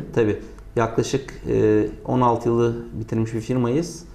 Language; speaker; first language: Turkish; native; Turkish